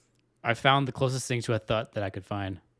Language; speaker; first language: English; native; English